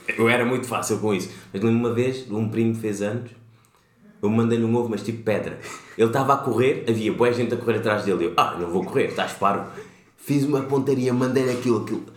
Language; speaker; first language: Portuguese; native; Portuguese